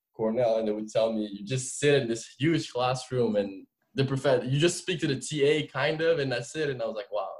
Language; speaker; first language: English; non-native, fluent; French